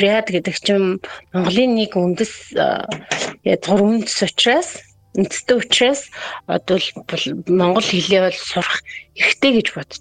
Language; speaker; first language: Mongolian; native; Mongolian